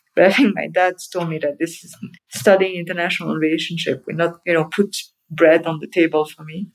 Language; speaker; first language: English; non-native, fluent; French